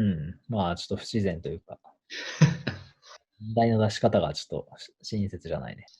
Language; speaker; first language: Japanese; native; Japanese